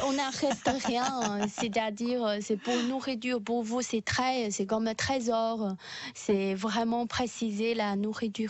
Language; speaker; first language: French; non-native, learner; Chinese